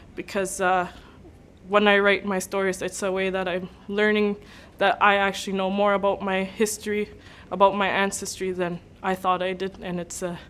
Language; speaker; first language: English; native; English